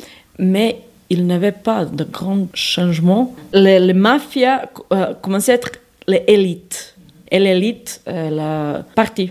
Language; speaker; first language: French; non-native, fluent; Serbian